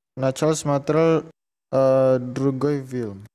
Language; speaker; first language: Russian; non-native, learner; Indonesian